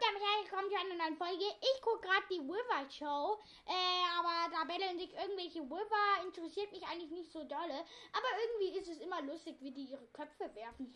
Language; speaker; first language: German; native; German